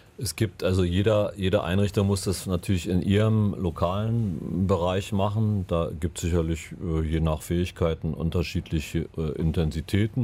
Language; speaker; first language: German; native; German